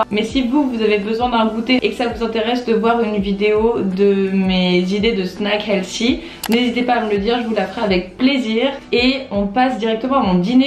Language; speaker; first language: French; native; French